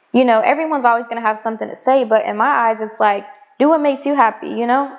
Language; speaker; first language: English; native; English